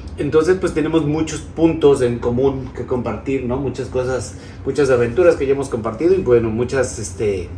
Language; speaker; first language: Spanish; native; Spanish